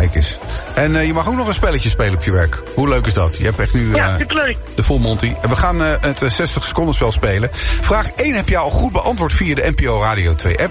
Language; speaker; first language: Dutch; native; Dutch